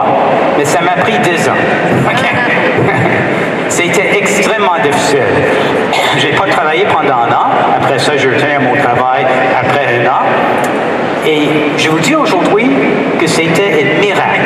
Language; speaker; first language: French; non-native, fluent; English